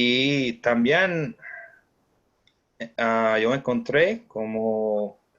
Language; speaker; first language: Spanish; non-native, fluent; English